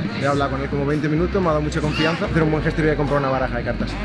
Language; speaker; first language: Spanish; native; Spanish